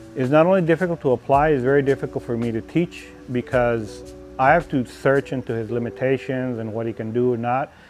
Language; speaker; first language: English; native; English